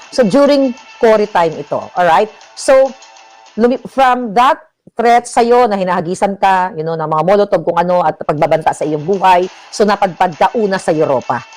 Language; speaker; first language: Filipino; native; Filipino